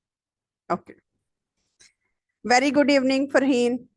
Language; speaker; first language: English; non-native, fluent; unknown